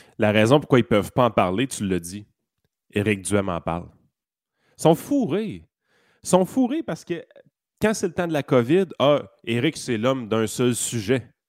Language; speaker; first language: French; native; French